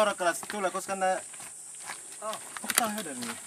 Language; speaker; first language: Finnish; non-native, learner; Somali